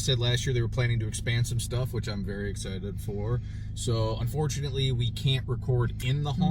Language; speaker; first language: English; native; English